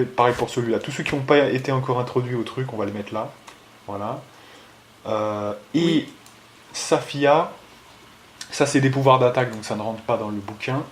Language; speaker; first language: French; native; French